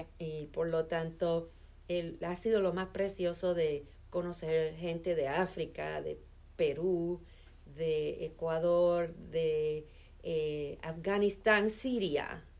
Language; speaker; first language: Spanish; early bilingual, heritage; Spanish